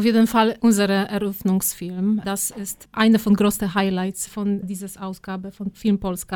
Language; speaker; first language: German; non-native, fluent; Polish